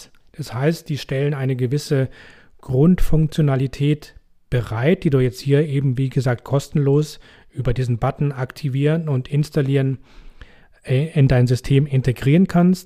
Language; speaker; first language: German; native; German